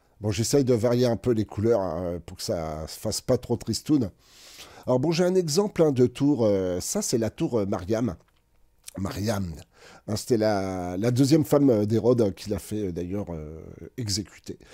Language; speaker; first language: French; native; French